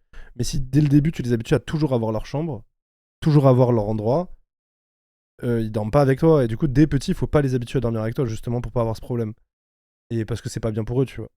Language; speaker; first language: French; native; French